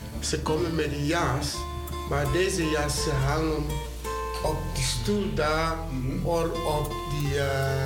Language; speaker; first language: Dutch; non-native, fluent; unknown